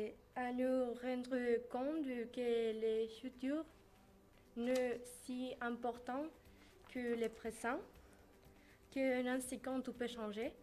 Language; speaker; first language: French; non-native, learner; Spanish